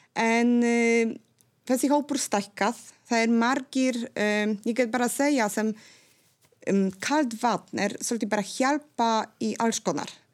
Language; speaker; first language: Icelandic; non-native, fluent; Polish